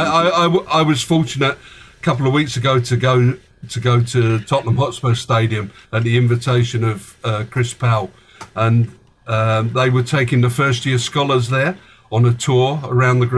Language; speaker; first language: English; native; English